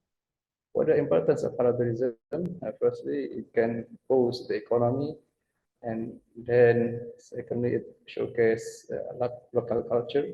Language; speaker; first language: English; non-native, fluent; Banjar